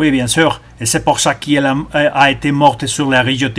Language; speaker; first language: French; non-native, learner; Spanish